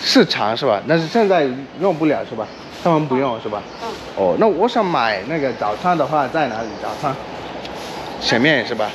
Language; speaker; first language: Chinese; non-native, learner; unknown